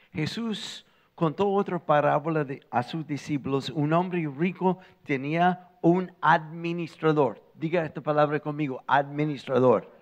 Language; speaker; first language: Spanish; non-native, fluent; English